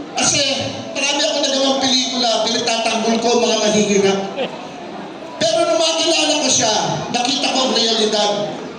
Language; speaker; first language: Filipino; native; Filipino